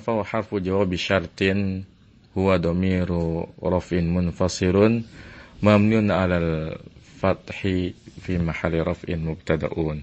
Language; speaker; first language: Arabic; non-native, fluent; Indonesian